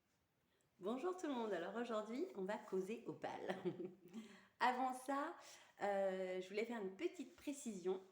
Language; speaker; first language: French; native; French